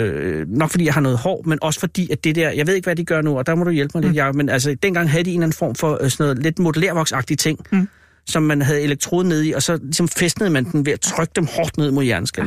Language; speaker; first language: Danish; native; Danish